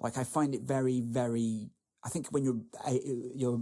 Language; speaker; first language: English; native; English